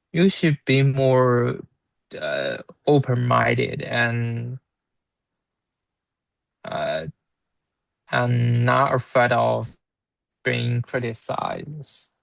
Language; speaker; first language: English; non-native, learner; Chinese